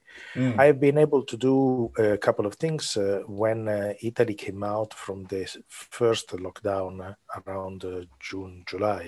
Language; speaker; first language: English; non-native, fluent; Italian